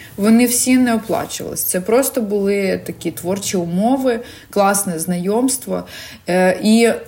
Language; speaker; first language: Ukrainian; non-native, local second language; Russian